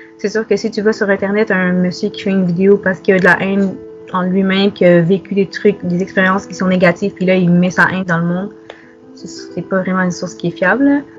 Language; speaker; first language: French; early bilingual, other home language; Arabic